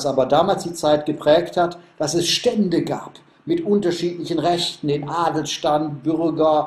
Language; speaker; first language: German; native; German